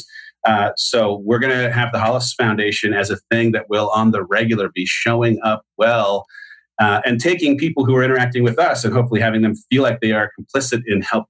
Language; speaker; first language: English; native; English